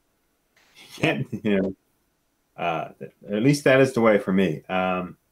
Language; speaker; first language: English; native; English